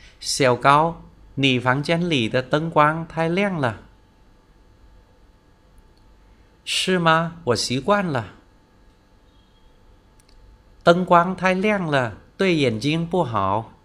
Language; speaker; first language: Chinese; non-native, fluent; Vietnamese